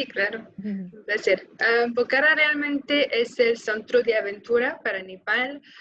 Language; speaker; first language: Spanish; non-native, fluent; French